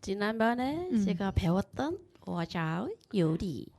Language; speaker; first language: Korean; non-native, learner; Vietnamese